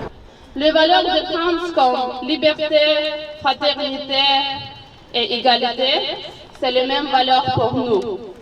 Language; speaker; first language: French; non-native, learner; Ukrainian